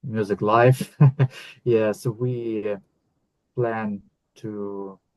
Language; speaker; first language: English; non-native, learner; Ukrainian